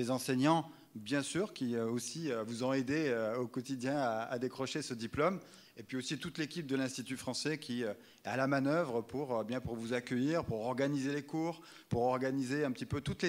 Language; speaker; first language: French; native; French